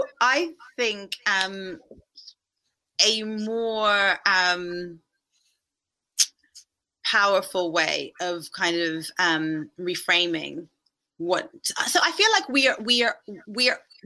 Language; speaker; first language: English; native; English